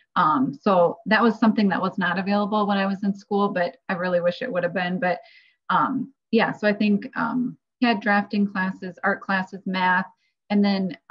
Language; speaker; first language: English; native; English